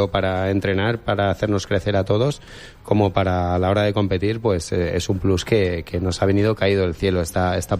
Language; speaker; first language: Spanish; native; Spanish